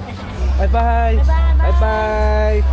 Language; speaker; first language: English; non-native, learner; Turkmen